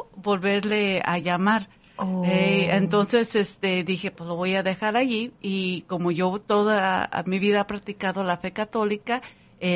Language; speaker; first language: Spanish; early bilingual, heritage; Spanish